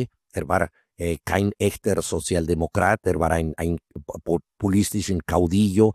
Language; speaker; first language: German; non-native, fluent; Spanish